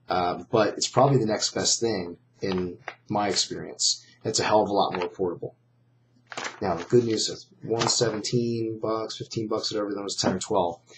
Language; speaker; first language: English; native; English